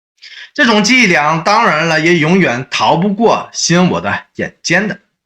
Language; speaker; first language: Chinese; native; Chinese